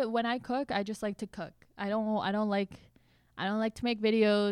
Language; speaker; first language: English; native; English